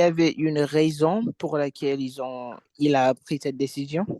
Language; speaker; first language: French; non-native, fluent; English